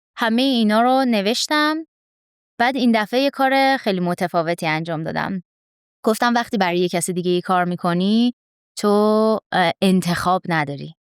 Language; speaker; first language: Persian; native; Persian